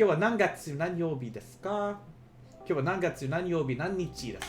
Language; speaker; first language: Japanese; non-native, learner; English